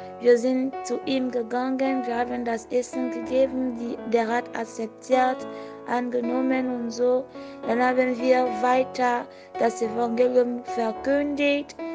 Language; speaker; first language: German; non-native, fluent; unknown